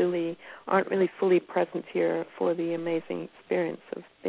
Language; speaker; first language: English; native; English